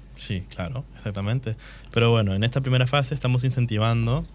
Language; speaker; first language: Spanish; native; Spanish